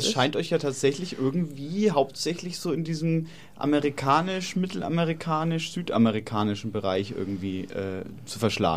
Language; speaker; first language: German; native; German